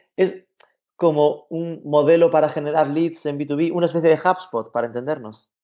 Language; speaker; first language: Spanish; native; Spanish